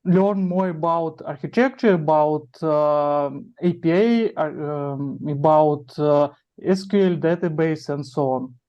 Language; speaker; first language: English; non-native, learner; Russian